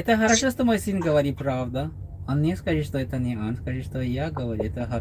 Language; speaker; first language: Russian; non-native, learner; English